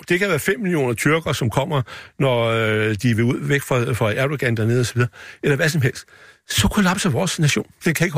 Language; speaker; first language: Danish; native; Danish